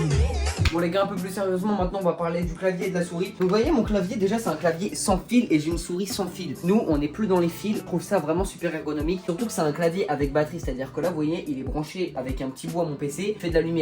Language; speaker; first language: French; native; French